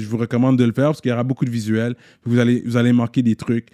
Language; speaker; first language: French; native; French